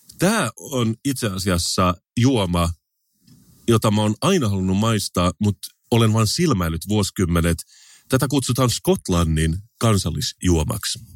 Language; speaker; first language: Finnish; native; Finnish